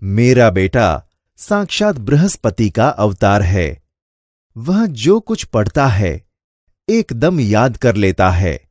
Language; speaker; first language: Hindi; non-native, local second language; Gujarati